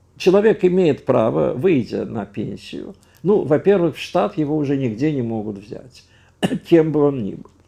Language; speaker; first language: Russian; native; Russian